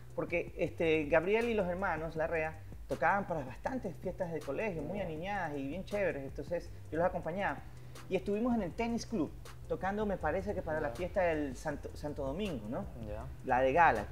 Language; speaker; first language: Spanish; native; Spanish